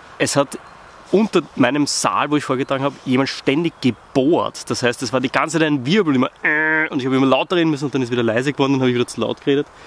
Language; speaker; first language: German; native; German